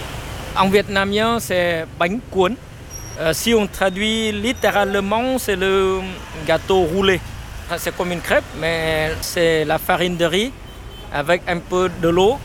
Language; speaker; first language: French; non-native, fluent; Vietnamese